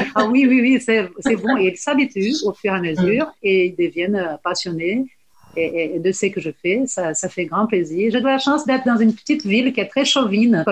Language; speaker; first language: French; non-native, fluent; Portuguese